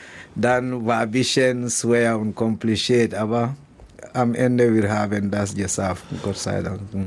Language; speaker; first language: German; non-native, learner; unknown